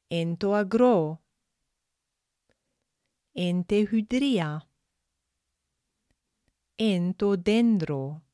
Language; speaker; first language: Greek; non-native, fluent; English